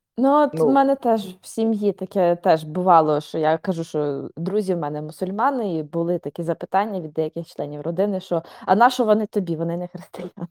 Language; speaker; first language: Ukrainian; native; Ukrainian